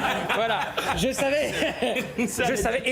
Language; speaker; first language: French; native; French